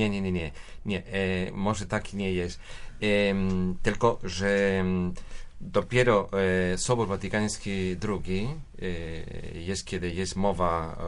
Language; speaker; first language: Polish; non-native, fluent; Spanish